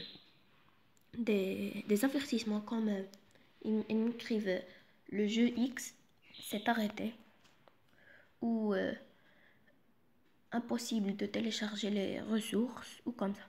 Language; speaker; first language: French; non-native, local second language; Arabic